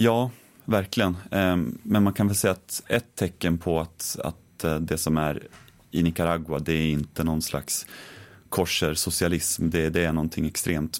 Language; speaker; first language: Swedish; native; Swedish